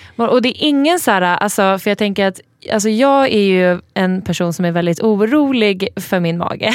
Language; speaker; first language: Swedish; early bilingual, other home language; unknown